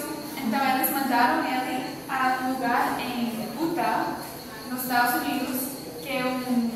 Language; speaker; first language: Portuguese; non-native, learner; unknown